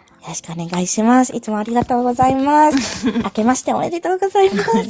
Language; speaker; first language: Japanese; non-native, fluent; Filipino